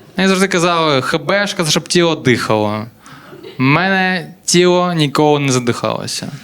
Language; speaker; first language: Ukrainian; native; Ukrainian